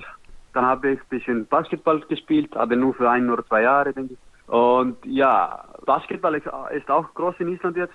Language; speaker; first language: German; non-native, learner; Icelandic